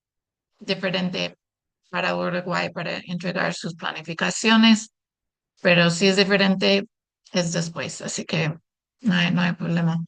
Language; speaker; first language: Spanish; non-native, fluent; English